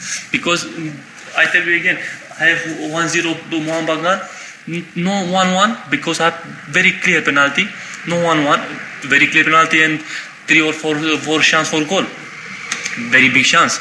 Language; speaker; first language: English; non-native, learner; Romanian